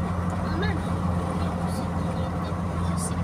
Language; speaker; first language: Italian; early bilingual, other home language; Filipino